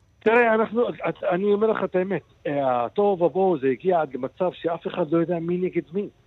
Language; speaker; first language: Hebrew; non-native, local second language; Arabic